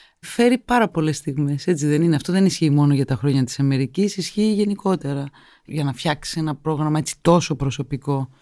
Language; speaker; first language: Greek; native; Greek